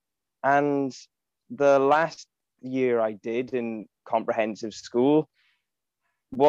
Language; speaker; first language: English; native; English